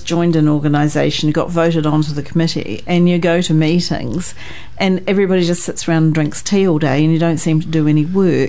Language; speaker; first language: English; native; English